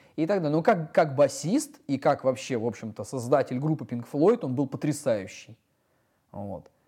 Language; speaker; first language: Russian; native; Russian